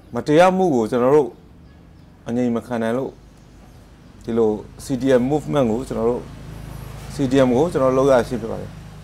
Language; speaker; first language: Burmese; non-native, local second language; Hakha Chin